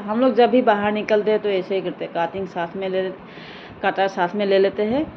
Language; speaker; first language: Hindi; non-native, local second language; Assamese